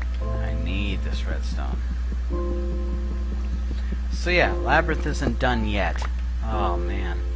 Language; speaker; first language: English; native; English